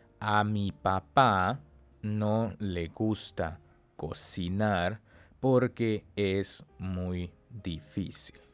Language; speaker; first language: Spanish; non-native, fluent; Chinese